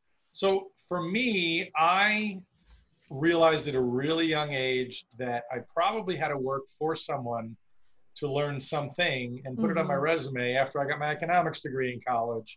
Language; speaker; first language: English; native; English